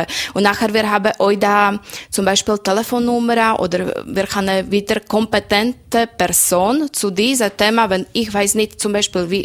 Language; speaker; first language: German; non-native, learner; Slovak